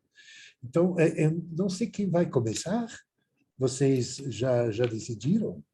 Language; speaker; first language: Portuguese; non-native, fluent; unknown